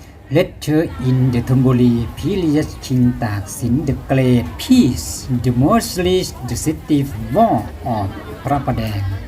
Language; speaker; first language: English; non-native, learner; Thai